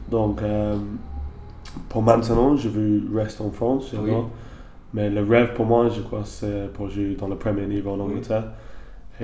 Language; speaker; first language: French; non-native, learner; English